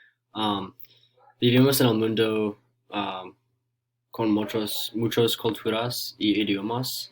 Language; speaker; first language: Spanish; non-native, learner; English